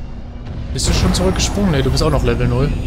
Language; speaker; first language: German; native; German